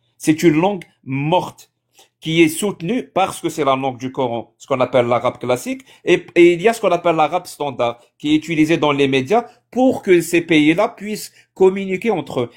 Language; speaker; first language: French; native; French